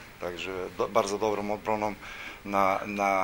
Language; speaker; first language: Polish; non-native, learner; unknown